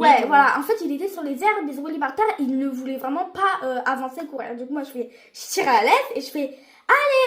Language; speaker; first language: French; native; French